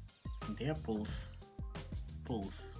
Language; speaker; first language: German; non-native, fluent; Macedonian